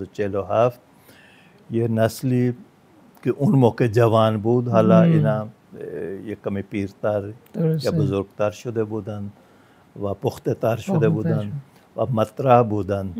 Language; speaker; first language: Persian; non-native, fluent; Punjabi